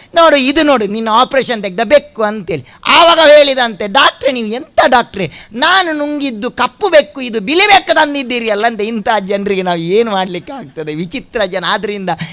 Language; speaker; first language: Kannada; non-native, local second language; Tulu